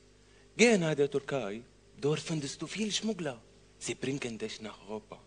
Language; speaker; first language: German; non-native, learner; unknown